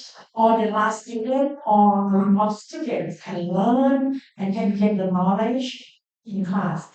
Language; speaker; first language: English; non-native, learner; Thai